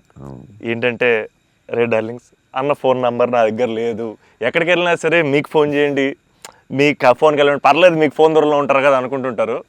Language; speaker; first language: Telugu; native; Telugu